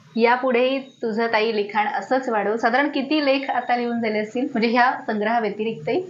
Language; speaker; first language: Marathi; native; Marathi